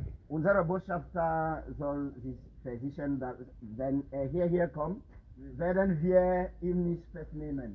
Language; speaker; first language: German; non-native, learner; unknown